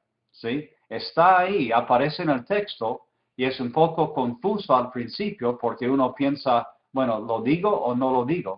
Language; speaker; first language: Spanish; non-native, fluent; English